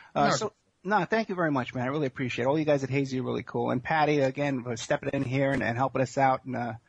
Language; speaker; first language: English; native; English